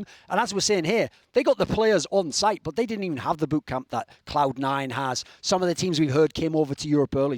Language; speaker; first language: English; native; English